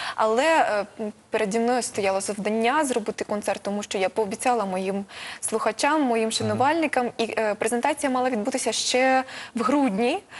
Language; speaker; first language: Ukrainian; non-native, local second language; Russian